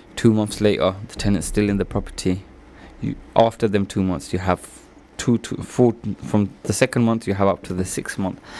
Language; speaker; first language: English; early bilingual, other home language; Punjabi